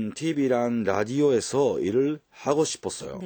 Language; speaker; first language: Korean; non-native, fluent; Japanese